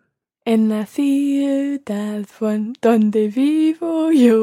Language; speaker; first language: Spanish; non-native, learner; English